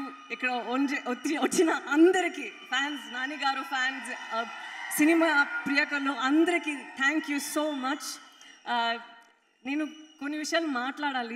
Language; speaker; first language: Telugu; non-native, learner; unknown